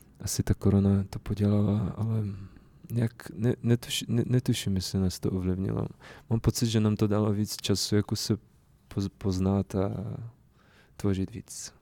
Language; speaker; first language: Czech; non-native, fluent; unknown